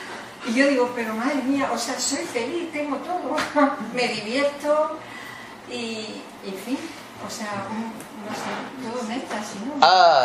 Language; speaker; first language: Spanish; native; Spanish